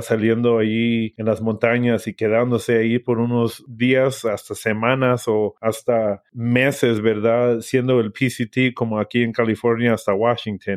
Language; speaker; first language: Spanish; early bilingual, heritage; English